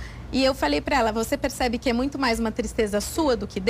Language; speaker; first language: Portuguese; native; Portuguese